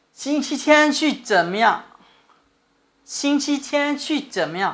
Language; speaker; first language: Chinese; non-native, fluent; Thai